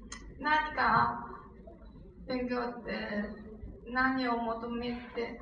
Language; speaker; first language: Japanese; non-native, learner; Chinese